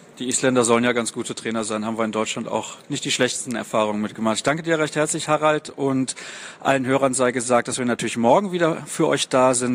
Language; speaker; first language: German; native; German